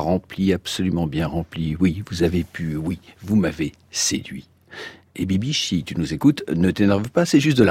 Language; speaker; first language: French; native; French